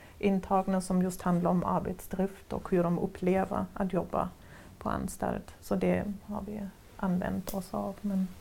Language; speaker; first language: Swedish; non-native, fluent; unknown